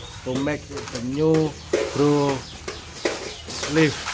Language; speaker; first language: English; non-native, learner; Indonesian